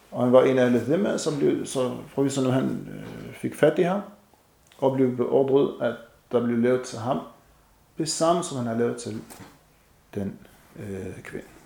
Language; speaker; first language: Danish; non-native, fluent; Arabic